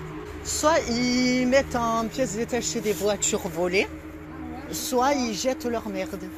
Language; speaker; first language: French; native; French